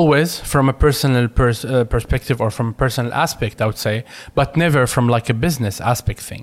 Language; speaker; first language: English; non-native, fluent; Arabic